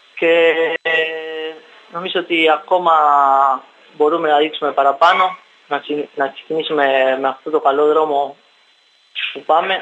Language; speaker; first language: Greek; non-native, learner; Spanish